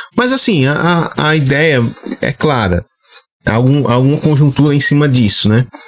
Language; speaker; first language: Portuguese; native; Portuguese